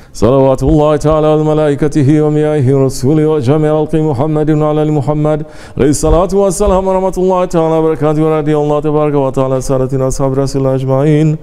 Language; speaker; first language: Arabic; non-native, fluent; Turkish